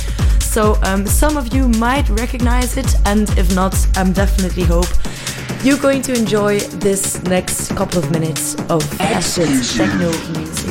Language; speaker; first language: English; non-native, fluent; Dutch